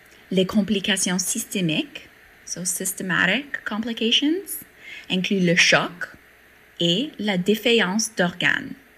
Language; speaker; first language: French; non-native, fluent; English